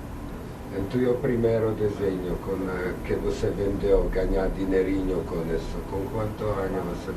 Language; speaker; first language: Portuguese; non-native, learner; Czech